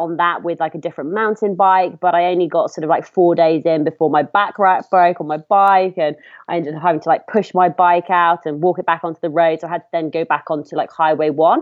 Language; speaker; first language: English; native; English